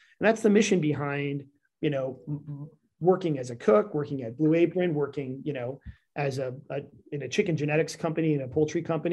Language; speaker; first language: English; native; English